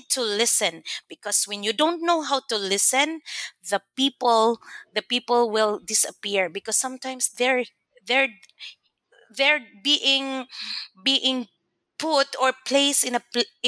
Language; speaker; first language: English; non-native, local second language; Cebuano